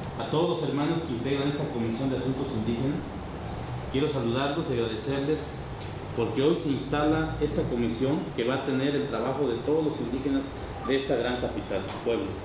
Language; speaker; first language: Spanish; non-native, local second language; Nahuatl languages